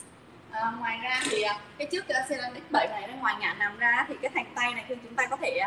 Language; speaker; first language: Vietnamese; native; Vietnamese